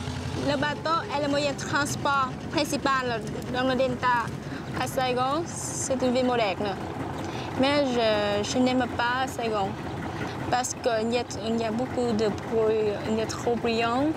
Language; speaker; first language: French; non-native, fluent; Vietnamese